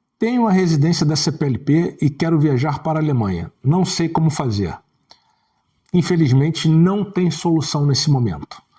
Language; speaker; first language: Portuguese; native; Portuguese